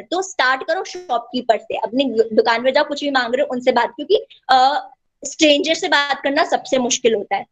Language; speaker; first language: Hindi; native; Hindi